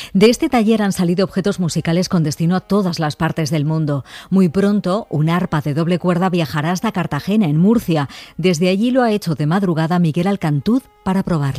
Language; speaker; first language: Spanish; native; Spanish